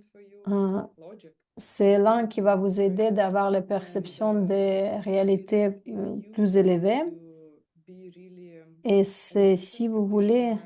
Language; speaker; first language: French; non-native, fluent; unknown